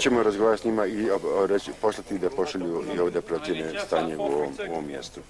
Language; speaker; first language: Bosnian; native; Bosnian